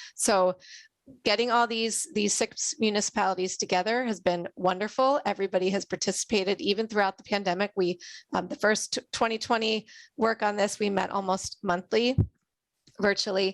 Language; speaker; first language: English; native; English